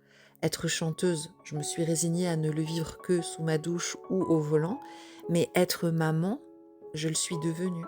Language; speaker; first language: French; native; French